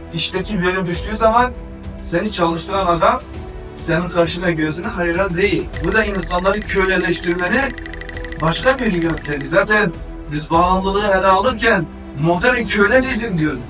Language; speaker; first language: Turkish; native; Turkish